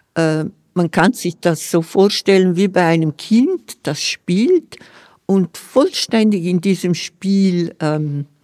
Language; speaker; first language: German; non-native, fluent; Romansh